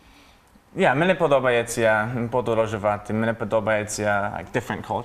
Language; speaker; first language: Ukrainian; non-native, learner; English